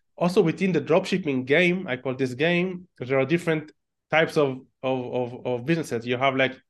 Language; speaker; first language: English; non-native, fluent; Hebrew